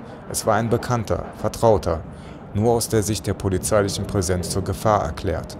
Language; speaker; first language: German; native; German